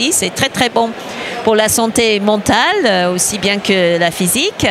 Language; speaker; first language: French; non-native, fluent; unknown